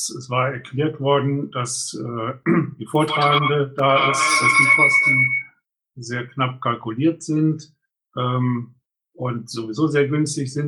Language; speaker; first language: German; native; German